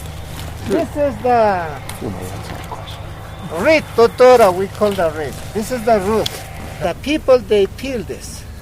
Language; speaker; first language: English; non-native, learner; Spanish